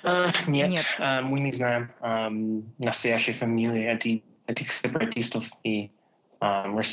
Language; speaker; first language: Russian; non-native, fluent; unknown